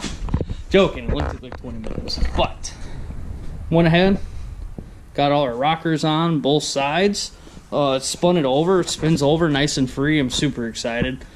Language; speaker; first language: English; native; English